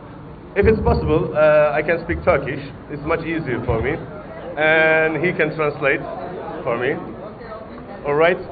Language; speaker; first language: English; non-native, learner; Turkish